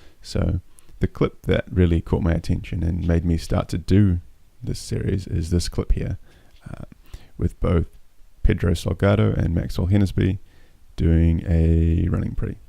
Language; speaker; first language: English; native; English